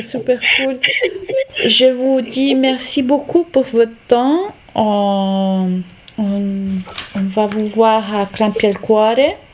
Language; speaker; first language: French; non-native, learner; Italian